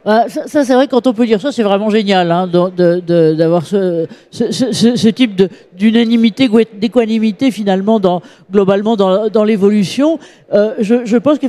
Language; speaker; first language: French; native; French